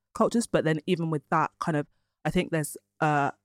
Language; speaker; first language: English; early bilingual, other home language; Yoruba